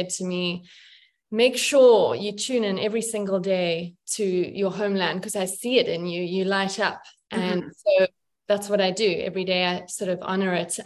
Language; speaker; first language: English; native; English